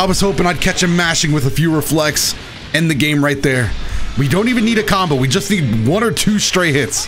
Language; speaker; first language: English; native; English